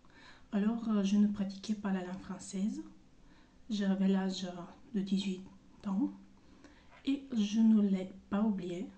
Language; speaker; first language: French; non-native, fluent; Bulgarian